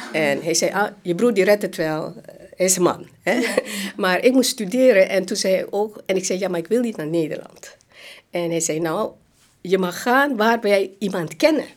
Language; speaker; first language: Dutch; non-native, local second language; Hakka Chinese